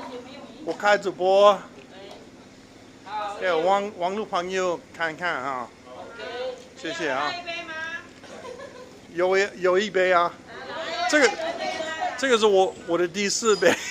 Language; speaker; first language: Chinese; non-native, learner; English